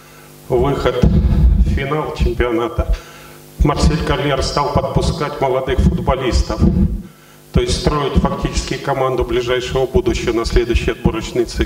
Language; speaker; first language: Russian; native; Russian